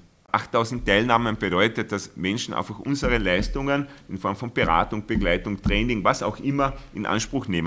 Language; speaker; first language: German; native; German